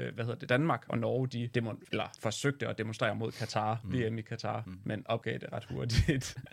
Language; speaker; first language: Swedish; non-native, learner; Danish